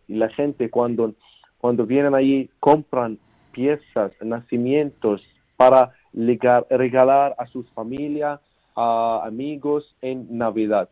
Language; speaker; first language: Spanish; non-native, learner; Arabic